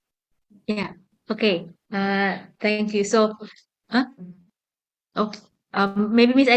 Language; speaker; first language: English; non-native, fluent; Indonesian